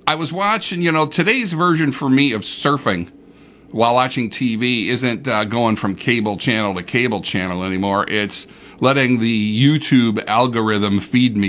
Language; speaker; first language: English; native; English